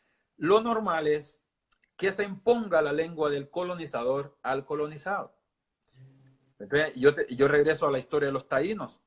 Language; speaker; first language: Spanish; non-native, local second language; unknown